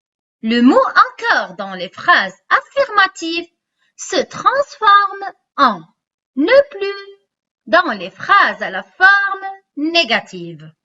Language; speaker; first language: French; non-native, local second language; Arabic